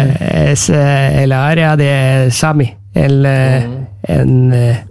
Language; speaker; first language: Spanish; non-native, learner; Norwegian